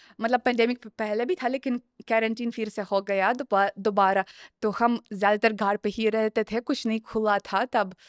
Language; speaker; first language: Hindi; non-native, fluent; Russian